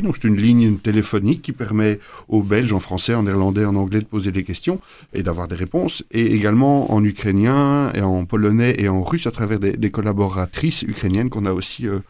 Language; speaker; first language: French; native; French